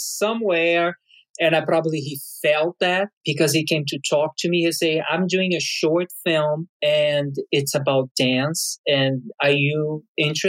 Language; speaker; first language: English; non-native, fluent; Portuguese